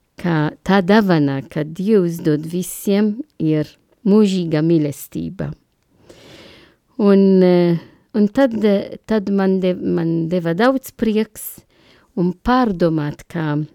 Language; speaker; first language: Latvian; non-native, learner; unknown